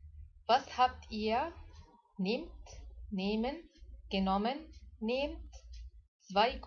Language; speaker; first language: German; non-native, fluent; Arabic